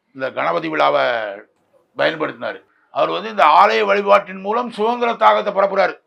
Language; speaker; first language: Tamil; native; Tamil